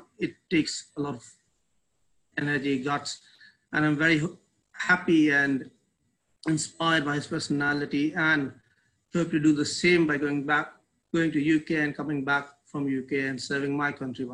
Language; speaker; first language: English; non-native, local second language; Urdu